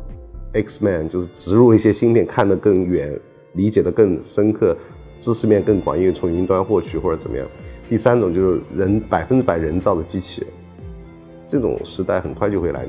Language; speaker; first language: Chinese; native; Chinese